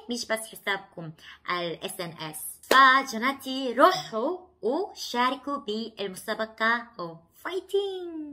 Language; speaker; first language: Arabic; non-native, fluent; Korean